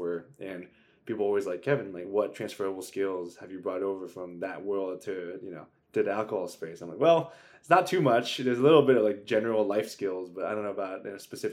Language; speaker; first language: English; native; English